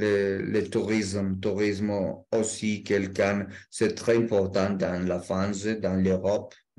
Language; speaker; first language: French; non-native, learner; Spanish